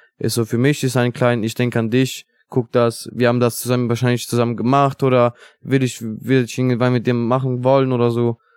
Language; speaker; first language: German; non-native, fluent; Italian